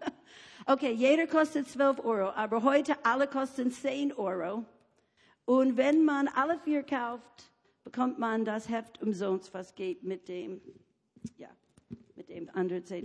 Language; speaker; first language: German; non-native, fluent; English